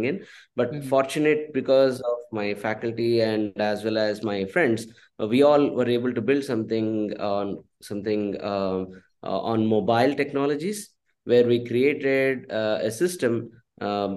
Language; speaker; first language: English; non-native, local second language; Telugu